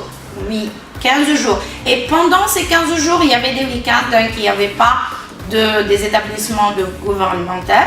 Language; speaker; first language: French; non-native, local second language; Arabic